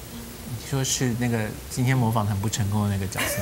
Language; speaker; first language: Chinese; native; Chinese